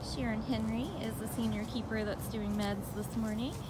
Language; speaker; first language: English; native; English